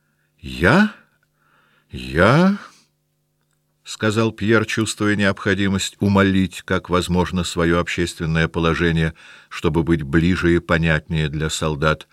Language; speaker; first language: Russian; native; Russian